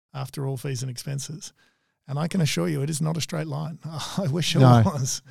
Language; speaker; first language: English; native; English